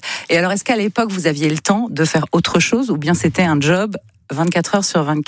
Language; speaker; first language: French; native; French